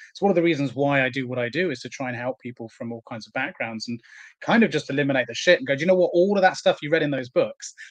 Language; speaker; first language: English; native; English